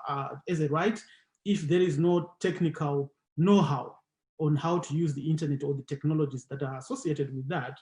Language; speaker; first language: English; non-native, local second language; Shona